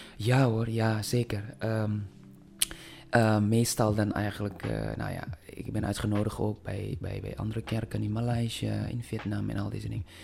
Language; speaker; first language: Dutch; non-native, fluent; Indonesian